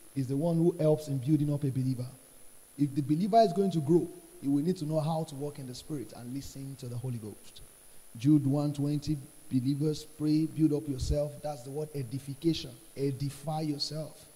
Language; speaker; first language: English; non-native, local second language; Yoruba